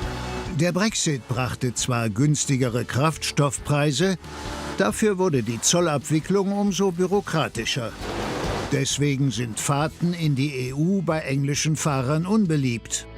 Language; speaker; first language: German; native; German